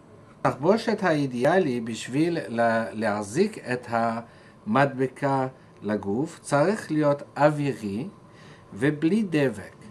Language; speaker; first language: Hebrew; non-native, fluent; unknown